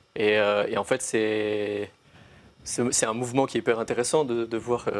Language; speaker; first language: French; native; French